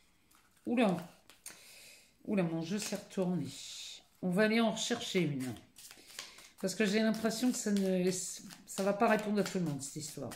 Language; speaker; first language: French; native; French